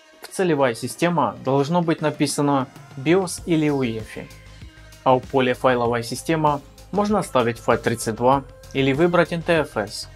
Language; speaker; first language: Russian; native; Russian